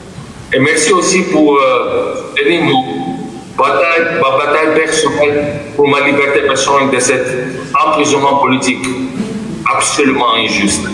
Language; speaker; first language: French; non-native, fluent; Georgian